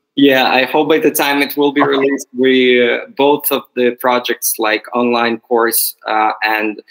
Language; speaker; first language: English; non-native, fluent; Ukrainian